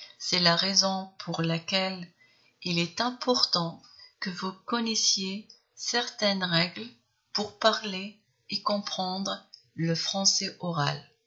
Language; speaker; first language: French; non-native, local second language; Arabic